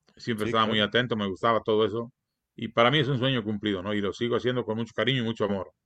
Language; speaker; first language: Spanish; native; Spanish